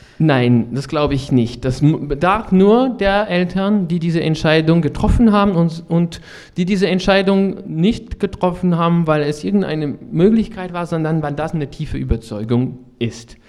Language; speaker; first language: German; non-native, fluent; French